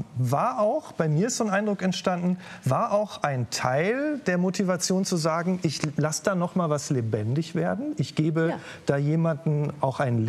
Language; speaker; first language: German; native; German